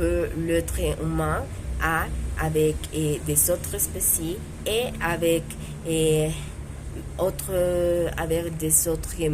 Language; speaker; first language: French; non-native, learner; Spanish